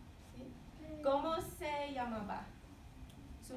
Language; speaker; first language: Spanish; non-native, fluent; English